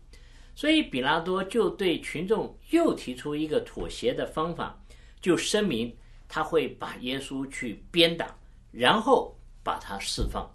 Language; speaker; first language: Chinese; native; Chinese